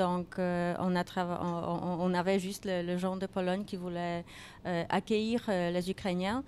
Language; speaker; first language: French; non-native, fluent; Polish